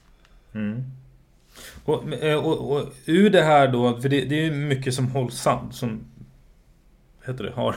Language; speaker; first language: Swedish; native; Swedish